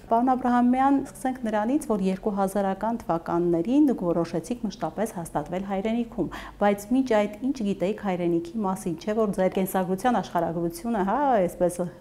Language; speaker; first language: Armenian; native; Armenian